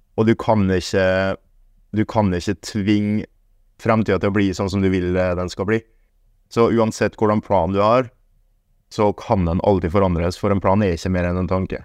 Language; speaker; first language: Norwegian; early bilingual, other home language; German